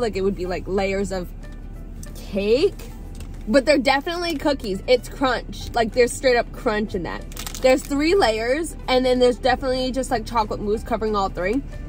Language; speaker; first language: English; native; English